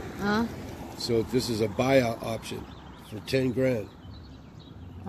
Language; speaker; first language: English; native; English